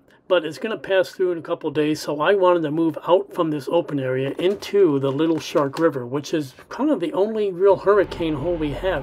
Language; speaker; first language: English; native; English